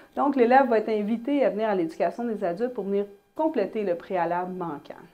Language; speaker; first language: French; native; French